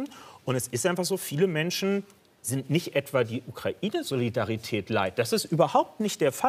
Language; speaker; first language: German; native; German